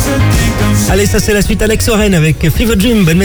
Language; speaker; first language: French; native; French